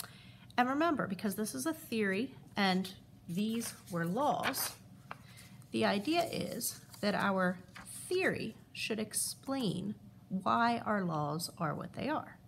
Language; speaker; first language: English; native; English